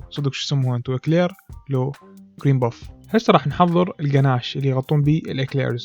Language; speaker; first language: Arabic; native; Arabic